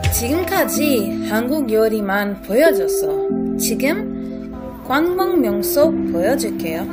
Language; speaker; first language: Korean; non-native, learner; Portuguese